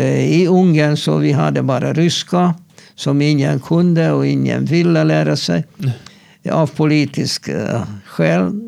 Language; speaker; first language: Swedish; non-native, fluent; Hungarian